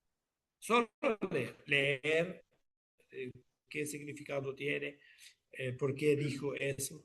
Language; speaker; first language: Spanish; non-native, fluent; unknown